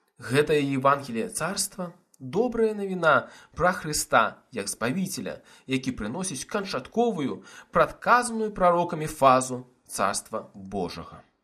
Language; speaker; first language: Belarusian; non-native, local second language; Russian